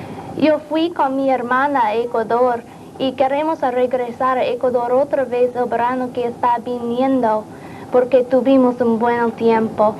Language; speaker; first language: Spanish; non-native, learner; English